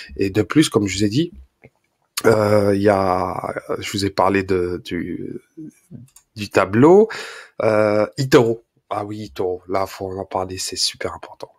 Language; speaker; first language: French; native; French